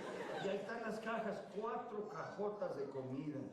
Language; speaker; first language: Spanish; early bilingual, heritage; Spanish